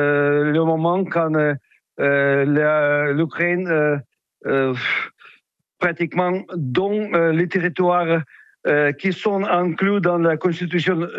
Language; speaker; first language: French; non-native, fluent; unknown